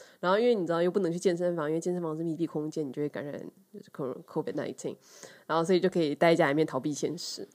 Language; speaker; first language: Chinese; native; Chinese